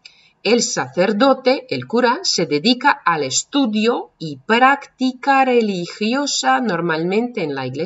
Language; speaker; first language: Spanish; non-native, fluent; Russian